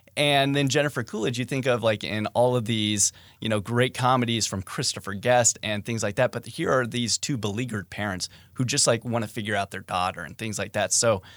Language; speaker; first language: English; native; English